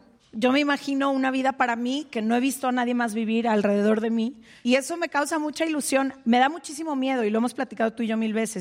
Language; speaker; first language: Spanish; native; Spanish